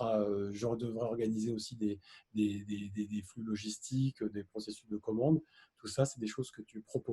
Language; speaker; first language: French; native; French